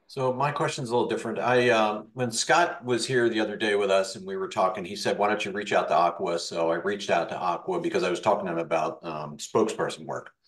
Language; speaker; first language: English; native; English